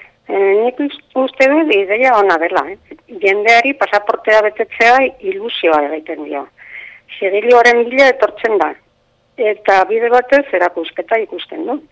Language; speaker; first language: Basque; non-native, local second language; Spanish